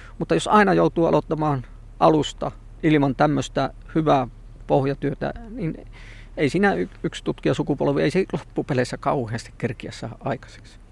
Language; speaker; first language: Finnish; native; Finnish